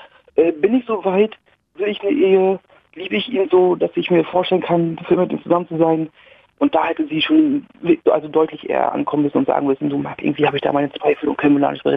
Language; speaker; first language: German; native; German